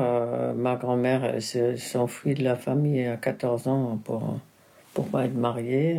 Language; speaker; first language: French; non-native, fluent; Spanish